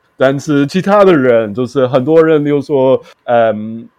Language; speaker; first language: Chinese; non-native, fluent; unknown